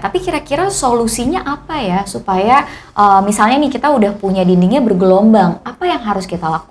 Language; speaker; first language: Indonesian; native; Indonesian